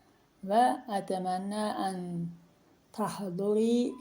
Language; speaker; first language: Arabic; non-native, fluent; Uzbek